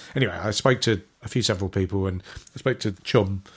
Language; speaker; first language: English; native; English